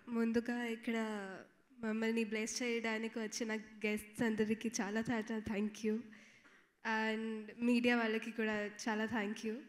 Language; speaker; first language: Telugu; non-native, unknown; Tulu